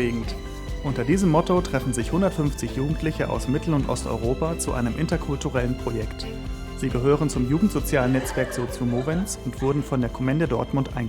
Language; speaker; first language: German; native; German